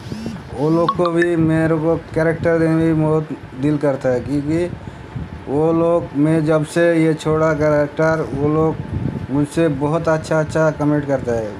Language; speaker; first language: Hindi; non-native, local second language; Bangla